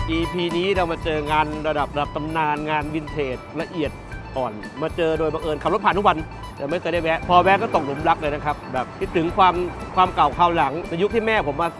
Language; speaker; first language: Thai; native; Thai